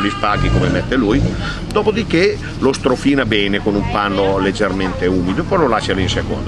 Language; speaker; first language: Italian; native; Italian